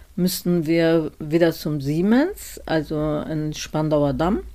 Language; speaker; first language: German; non-native, fluent; Turkish